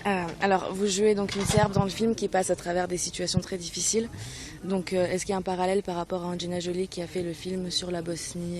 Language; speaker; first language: French; non-native, fluent; Serbian